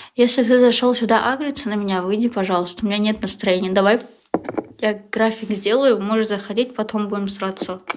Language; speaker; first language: Russian; non-native, local second language; Uzbek